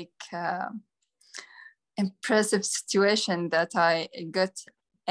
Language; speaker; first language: English; non-native, learner; Arabic